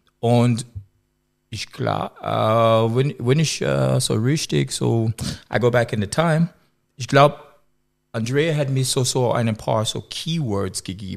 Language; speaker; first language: German; non-native, learner; English